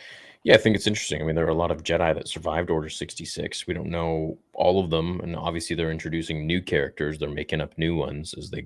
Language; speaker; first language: English; native; English